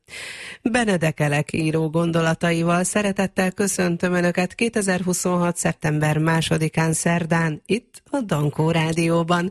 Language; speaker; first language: Hungarian; native; Hungarian